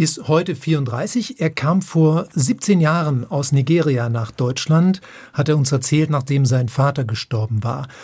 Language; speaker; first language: German; native; German